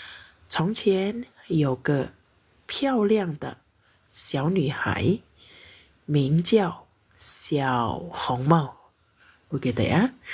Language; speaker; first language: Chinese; non-native, fluent; Indonesian